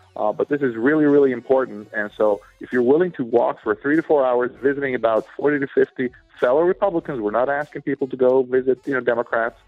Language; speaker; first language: English; non-native, fluent; Swedish